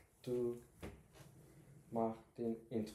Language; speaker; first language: German; non-native, learner; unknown